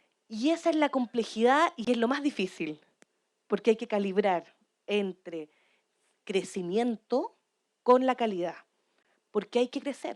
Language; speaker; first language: Spanish; native; Spanish